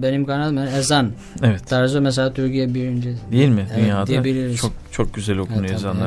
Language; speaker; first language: Turkish; non-native, learner; Albanian